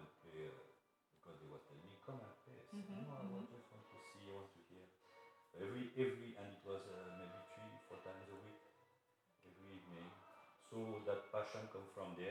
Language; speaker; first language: English; non-native, fluent; Arabic